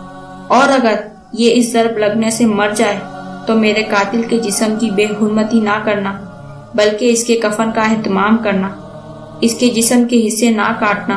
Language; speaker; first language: Urdu; native; Urdu